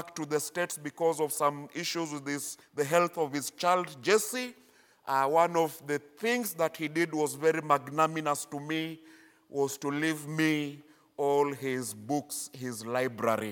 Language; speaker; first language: English; non-native, local second language; Luyia